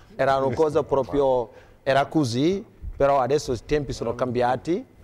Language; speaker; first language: Italian; non-native, fluent; Wolof